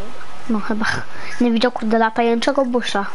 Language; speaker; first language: Polish; early bilingual, heritage; Polish